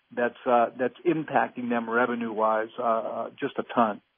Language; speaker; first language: English; native; English